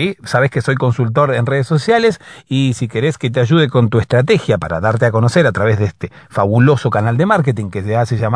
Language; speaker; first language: Spanish; native; Spanish